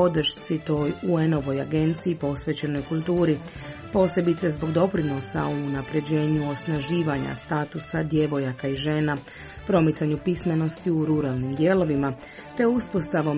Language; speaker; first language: Croatian; native; Croatian